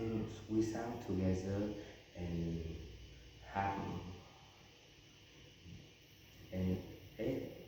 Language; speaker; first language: English; non-native, learner; Vietnamese